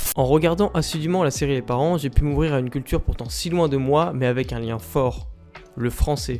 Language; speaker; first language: French; early bilingual, other home language; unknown